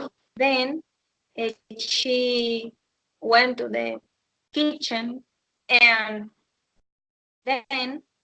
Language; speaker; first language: English; non-native, learner; Spanish